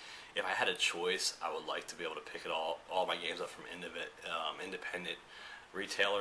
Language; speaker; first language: English; early bilingual, other home language; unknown